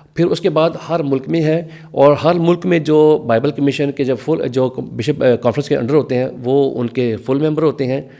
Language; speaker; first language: Urdu; non-native, local second language; Punjabi